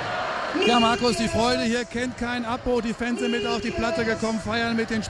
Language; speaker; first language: German; native; German